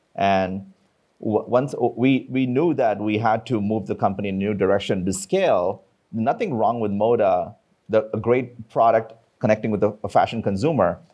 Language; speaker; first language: English; non-native, local second language; Tamil